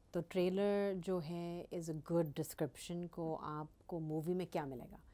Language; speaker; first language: Hindi; early bilingual, heritage; Hindi